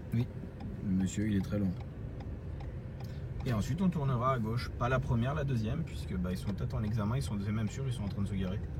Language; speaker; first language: French; native; French